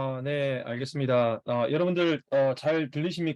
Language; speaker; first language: Korean; native; Korean